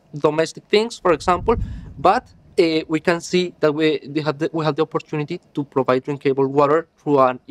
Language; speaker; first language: English; non-native, learner; Spanish